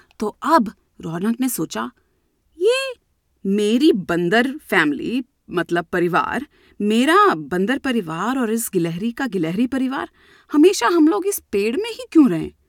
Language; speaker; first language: Hindi; native; Hindi